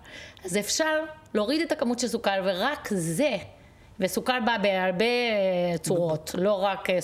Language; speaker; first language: Hebrew; non-native, fluent; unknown